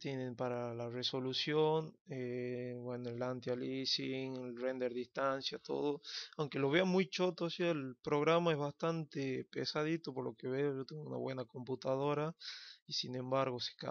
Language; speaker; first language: Spanish; native; Spanish